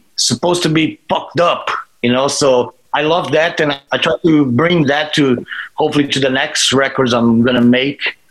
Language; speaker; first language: English; non-native, fluent; Portuguese